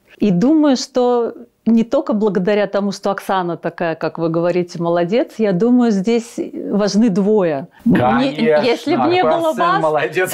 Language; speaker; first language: Russian; native; Russian